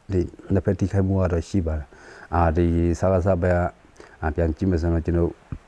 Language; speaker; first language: Burmese; non-native, local second language; Shwe Palaung